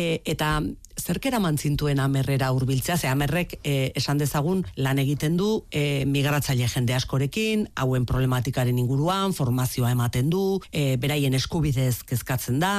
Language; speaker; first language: Basque; native; Basque